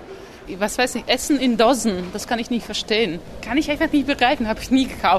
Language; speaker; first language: German; non-native, fluent; Belarusian